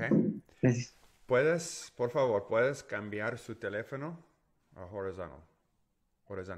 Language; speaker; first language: Spanish; non-native, learner; English